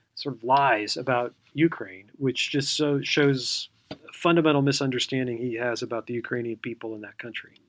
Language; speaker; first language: English; native; English